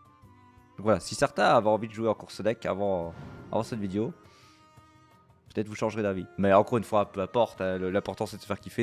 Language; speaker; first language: French; native; French